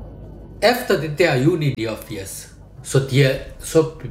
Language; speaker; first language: Danish; non-native, fluent; Chinese